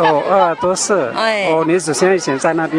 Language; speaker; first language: Chinese; non-native, learner; Hmong